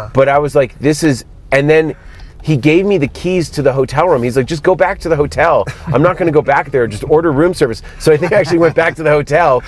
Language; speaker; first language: English; native; English